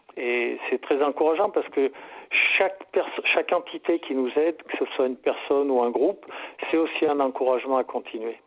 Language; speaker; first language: French; native; French